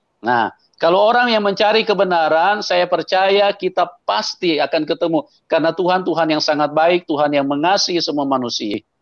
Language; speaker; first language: Indonesian; native; Indonesian